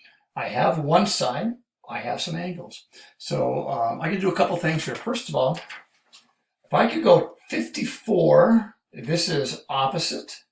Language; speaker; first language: English; native; English